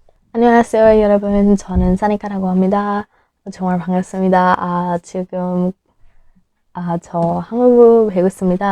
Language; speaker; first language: Korean; non-native, learner; English